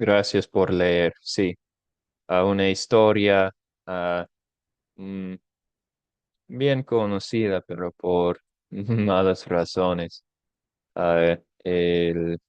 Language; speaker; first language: Spanish; non-native, fluent; English